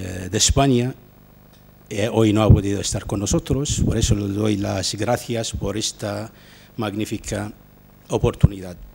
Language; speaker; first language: Spanish; non-native, fluent; Arabic